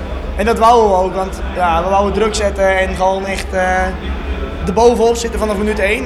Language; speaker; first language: Dutch; native; Dutch